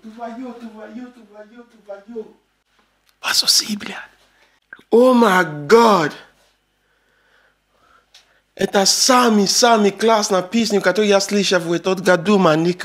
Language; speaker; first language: Russian; non-native, learner; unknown